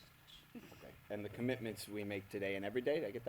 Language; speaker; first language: English; native; English